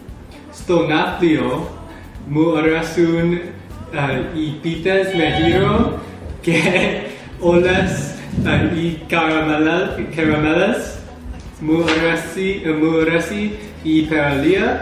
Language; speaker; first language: Greek; non-native, learner; English